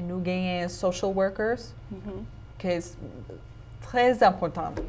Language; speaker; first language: Haitian Creole; non-native, learner; English